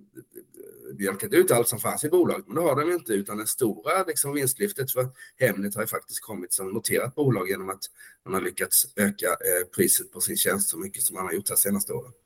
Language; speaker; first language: Swedish; native; Swedish